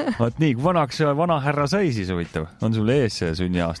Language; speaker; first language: Estonian; native; Estonian